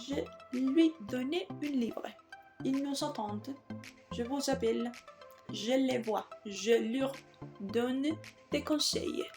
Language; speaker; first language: French; non-native, learner; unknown